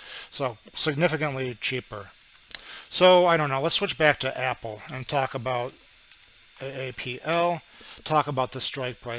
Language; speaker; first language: English; native; English